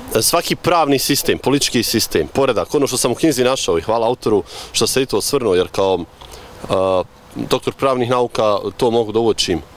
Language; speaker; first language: Bosnian; native; Bosnian